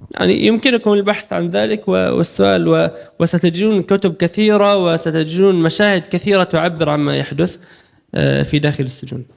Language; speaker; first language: Arabic; native; Arabic